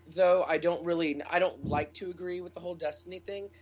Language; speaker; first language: English; native; English